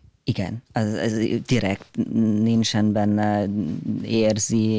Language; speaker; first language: Hungarian; non-native, fluent; German